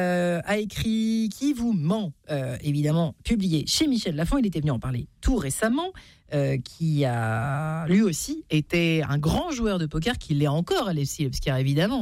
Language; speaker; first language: French; native; French